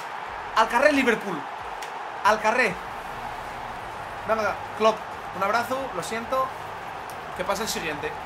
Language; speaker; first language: Spanish; native; Spanish